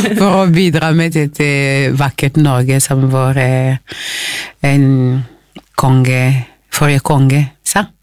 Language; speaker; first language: Norwegian; non-native, fluent; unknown